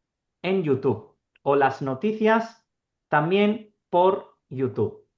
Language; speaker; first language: Spanish; non-native, fluent; Urdu